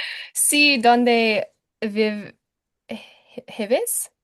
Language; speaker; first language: Spanish; non-native, learner; English